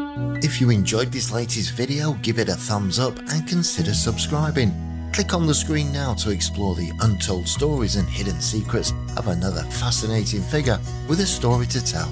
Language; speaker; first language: English; native; English